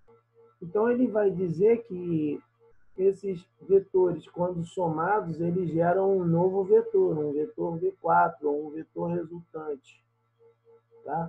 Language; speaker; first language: Portuguese; native; Portuguese